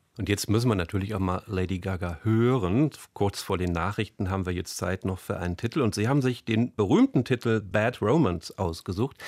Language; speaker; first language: German; native; German